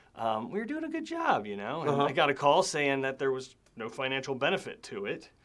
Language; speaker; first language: English; native; English